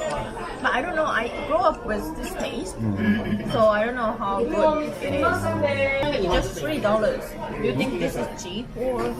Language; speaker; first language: English; non-native, learner; Japanese